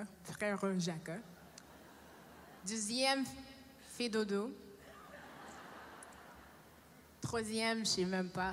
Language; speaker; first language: French; non-native, fluent; English